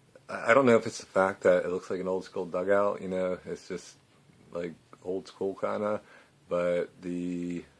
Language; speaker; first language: English; native; English